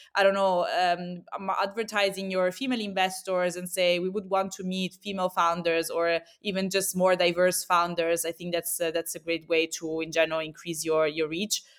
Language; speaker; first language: English; non-native, fluent; Italian